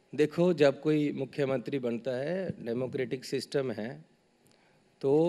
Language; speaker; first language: Hindi; native; Hindi